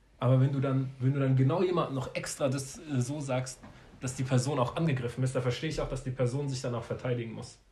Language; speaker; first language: German; early bilingual, other home language; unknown